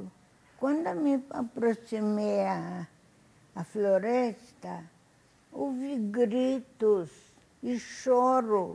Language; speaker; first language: Portuguese; non-native, fluent; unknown